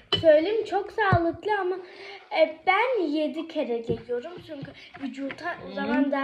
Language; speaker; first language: Turkish; early bilingual, heritage; Turkish